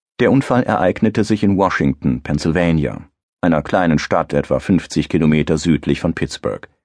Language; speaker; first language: German; native; German